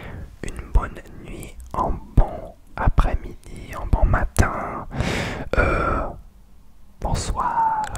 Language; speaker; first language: French; non-native, learner; English